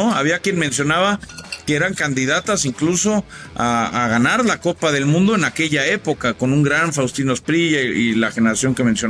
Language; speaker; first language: Spanish; native; Spanish